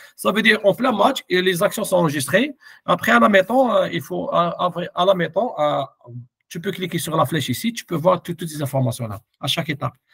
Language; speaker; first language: French; non-native, local second language; Arabic